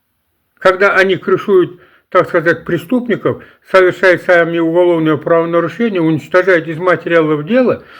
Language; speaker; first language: Russian; non-native, local second language; Kazakh